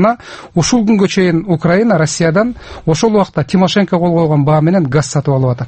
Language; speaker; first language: Kyrgyz; native; Kyrgyz